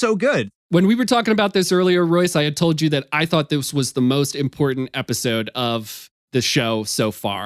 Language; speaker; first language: English; native; English